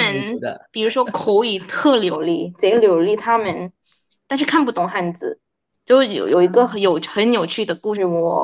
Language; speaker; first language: Chinese; early bilingual, heritage; Chinese